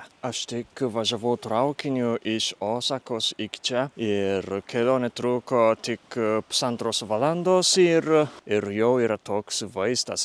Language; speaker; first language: Lithuanian; non-native, fluent; Japanese